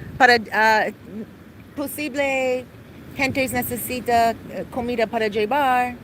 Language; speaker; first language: Spanish; non-native, learner; English